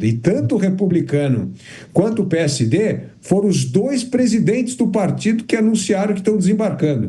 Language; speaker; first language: Portuguese; native; Portuguese